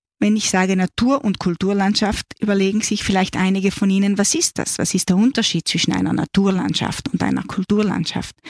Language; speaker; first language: German; native; German